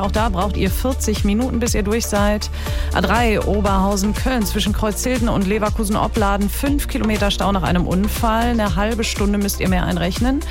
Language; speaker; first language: German; native; German